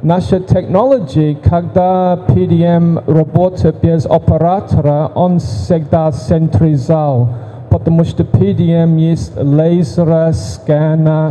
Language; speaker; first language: Russian; non-native, learner; English